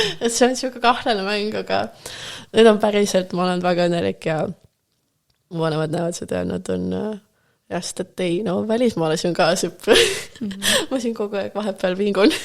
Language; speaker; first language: Estonian; non-native, local second language; Russian